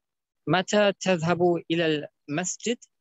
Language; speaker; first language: Arabic; non-native, learner; German